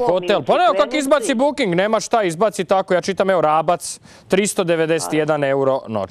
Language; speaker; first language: Croatian; native; Croatian